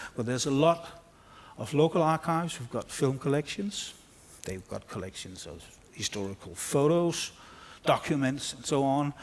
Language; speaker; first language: English; non-native, fluent; Danish